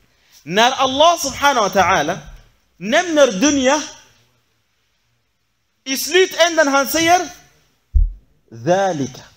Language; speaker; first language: Swedish; non-native, fluent; Arabic